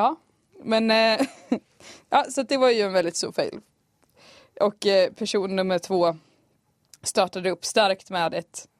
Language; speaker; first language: Swedish; native; Swedish